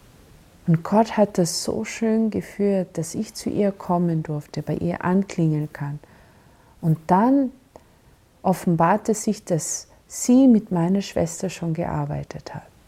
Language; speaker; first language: German; non-native, fluent; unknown